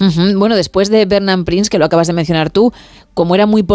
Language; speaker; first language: Spanish; native; Spanish